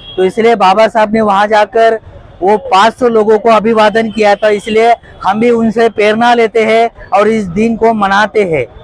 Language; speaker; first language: Hindi; non-native, local second language; Marathi